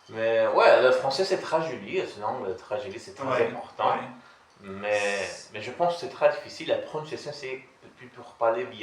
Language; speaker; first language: French; non-native, learner; Portuguese